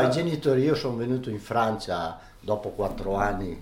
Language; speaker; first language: Italian; early bilingual, other home language; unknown